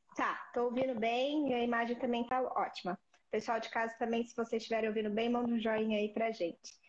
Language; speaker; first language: Portuguese; native; Portuguese